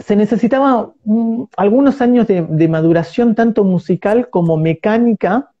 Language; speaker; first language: Spanish; native; Spanish